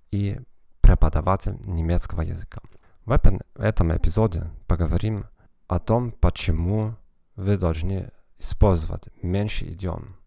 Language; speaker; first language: Russian; non-native, fluent; German